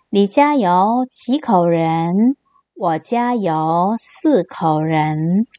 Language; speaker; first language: Chinese; non-native, fluent; Korean